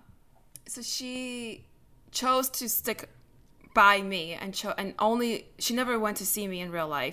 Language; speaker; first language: English; early bilingual, other home language; Ukrainian